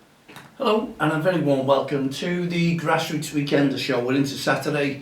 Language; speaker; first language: English; native; English